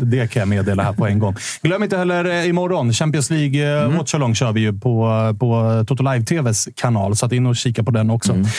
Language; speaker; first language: Swedish; native; Swedish